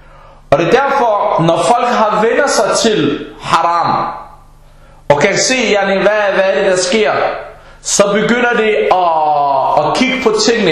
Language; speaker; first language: Danish; early bilingual, other home language; Arabic